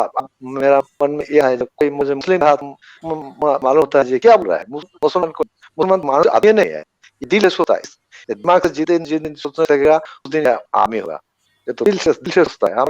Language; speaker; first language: Hindi; non-native, learner; Bangla